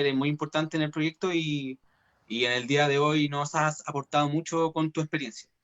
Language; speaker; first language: Spanish; native; Spanish